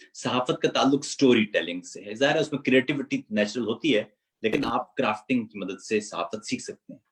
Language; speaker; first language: Urdu; non-native, local second language; Punjabi